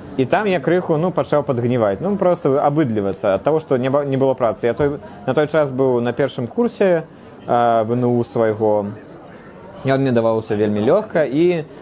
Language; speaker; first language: Belarusian; non-native, local second language; Russian